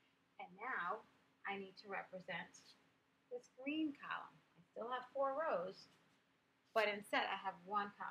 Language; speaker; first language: English; native; English